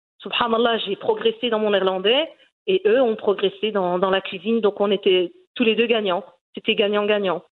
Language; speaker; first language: French; early bilingual, other home language; Riffian